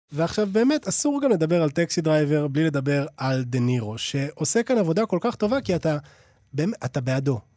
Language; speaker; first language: Hebrew; native; Hebrew